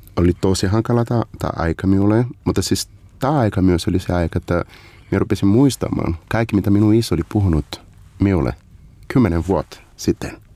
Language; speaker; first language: Finnish; non-native, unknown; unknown